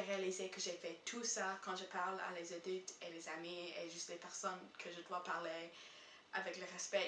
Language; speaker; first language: French; non-native, local second language; English